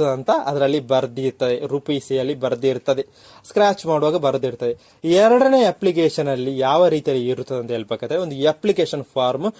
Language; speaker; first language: Kannada; non-native, local second language; Tulu